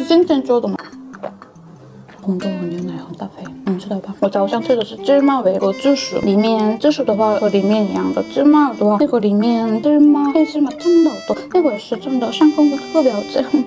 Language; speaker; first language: Chinese; non-native, learner; Korean